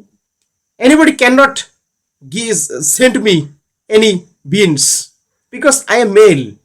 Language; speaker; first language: English; non-native, learner; Bangla